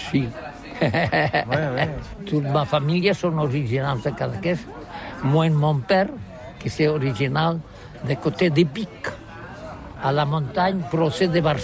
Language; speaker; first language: French; non-native, learner; Catalan